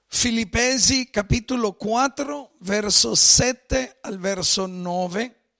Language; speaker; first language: Italian; non-native, fluent; Spanish